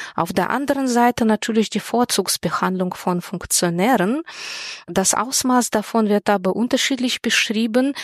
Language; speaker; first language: German; non-native, fluent; Russian